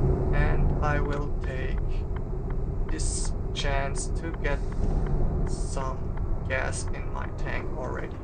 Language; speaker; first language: English; non-native, fluent; German